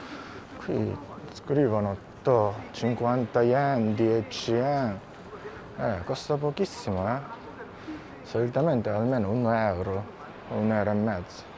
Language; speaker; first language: Italian; non-native, fluent; Japanese